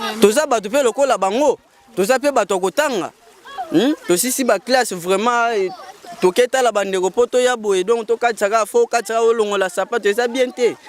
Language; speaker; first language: Lingala; native; Lingala